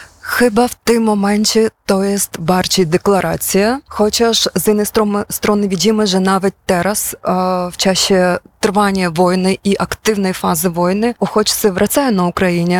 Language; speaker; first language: Polish; non-native, fluent; Ukrainian